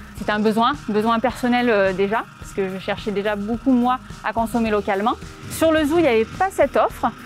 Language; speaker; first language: French; native; French